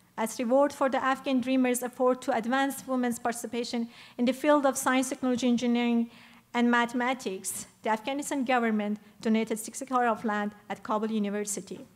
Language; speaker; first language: English; non-native, fluent; Persian